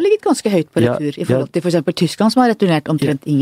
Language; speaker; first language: Norwegian; native; Norwegian